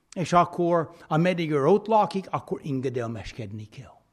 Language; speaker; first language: Hungarian; non-native, fluent; English